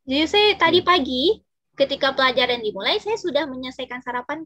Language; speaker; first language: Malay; non-native, fluent; Indonesian